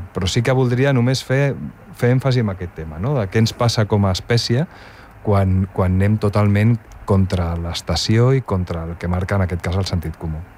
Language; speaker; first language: Catalan; native; Catalan